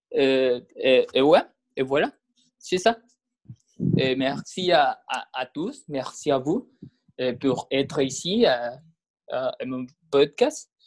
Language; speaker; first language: French; non-native, learner; Spanish